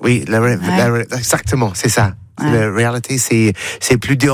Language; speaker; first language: French; non-native, learner; English